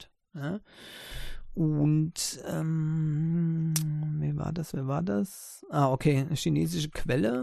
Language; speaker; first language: German; native; German